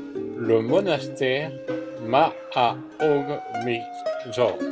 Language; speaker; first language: French; native; French